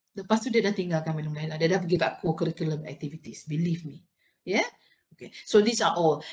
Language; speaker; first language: English; non-native, local second language; Malay